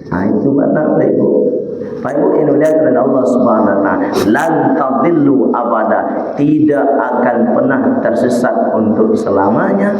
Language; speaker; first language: Malay; non-native, local second language; Minangkabau